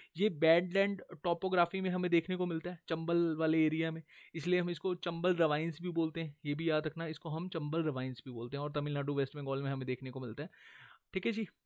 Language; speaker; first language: Hindi; native; Hindi